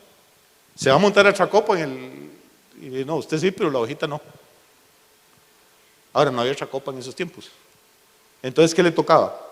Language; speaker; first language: Spanish; native; Spanish